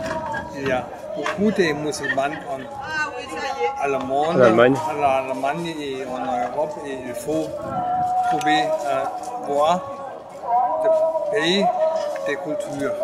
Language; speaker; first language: French; non-native, fluent; German